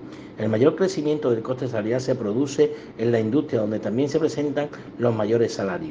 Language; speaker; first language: Spanish; native; Spanish